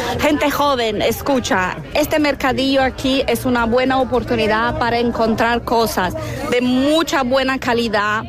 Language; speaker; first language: Spanish; non-native, fluent; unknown